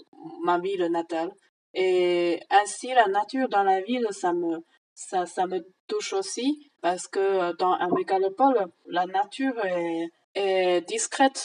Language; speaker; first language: French; non-native, fluent; Chinese